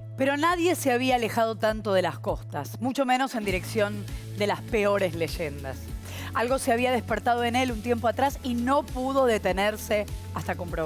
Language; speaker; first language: Spanish; native; Spanish